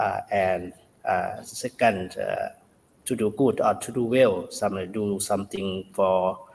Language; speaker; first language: English; non-native, learner; Thai